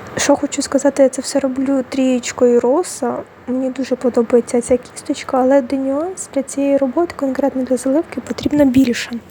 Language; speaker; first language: Ukrainian; non-native, local second language; Russian